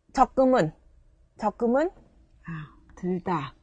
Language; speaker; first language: Korean; non-native, fluent; Vietnamese